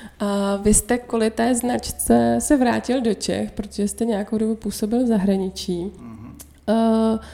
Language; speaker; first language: Czech; native; Czech